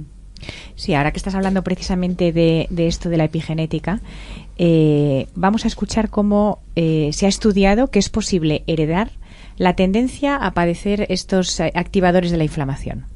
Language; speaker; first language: Spanish; native; Spanish